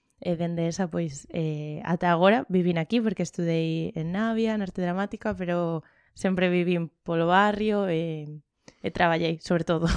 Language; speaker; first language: Galician; non-native, local second language; Spanish